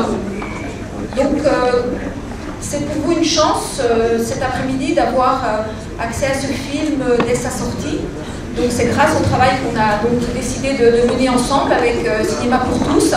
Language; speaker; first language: French; native; French